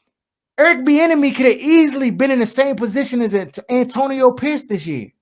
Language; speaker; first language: English; native; English